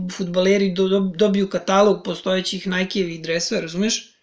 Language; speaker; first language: Serbian; native; Serbian